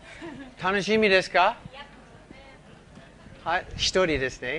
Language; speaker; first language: Japanese; non-native, learner; English